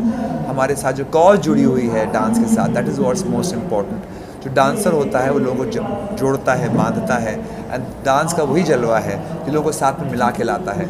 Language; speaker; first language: Hindi; native; Hindi